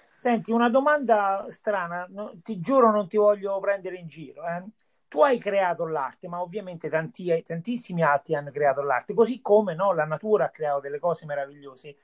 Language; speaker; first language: Italian; native; Italian